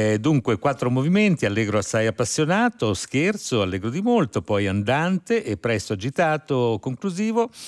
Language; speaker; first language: Italian; native; Italian